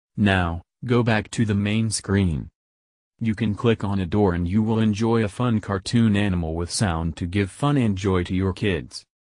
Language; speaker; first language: English; non-native, fluent; French